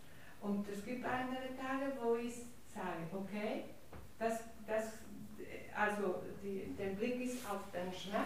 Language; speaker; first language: German; non-native, learner; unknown